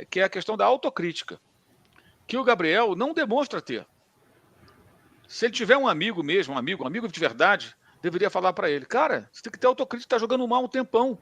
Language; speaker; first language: Portuguese; native; Portuguese